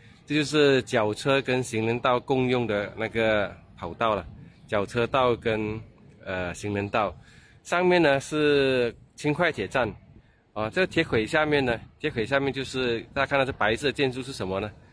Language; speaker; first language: Chinese; native; Chinese